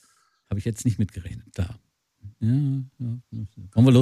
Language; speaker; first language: German; native; German